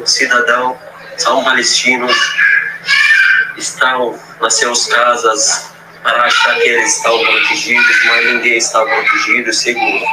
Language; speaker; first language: Portuguese; non-native, fluent; Arabic